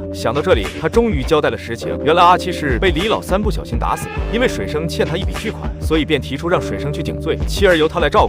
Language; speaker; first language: Chinese; native; Chinese